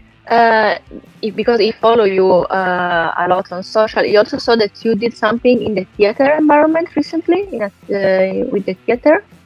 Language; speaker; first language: English; non-native, fluent; Italian